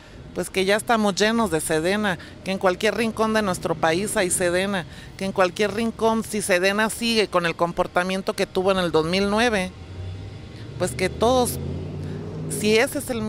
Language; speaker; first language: Spanish; native; Spanish